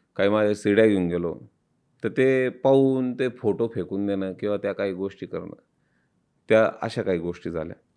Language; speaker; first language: Marathi; native; Marathi